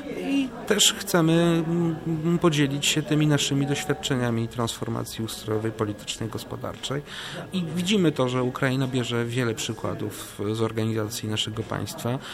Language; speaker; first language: Polish; native; Polish